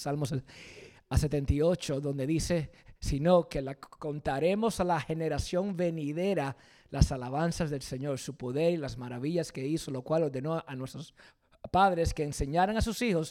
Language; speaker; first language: Spanish; early bilingual, heritage; Spanish